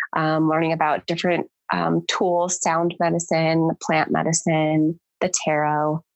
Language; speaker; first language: English; native; English